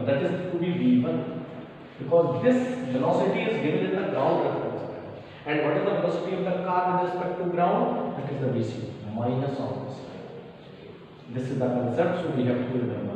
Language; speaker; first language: English; non-native, local second language; Hindi